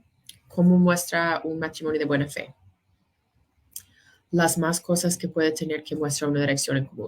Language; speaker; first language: Spanish; non-native, fluent; English